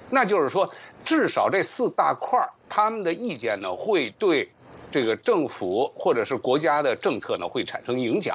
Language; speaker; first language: Chinese; native; Chinese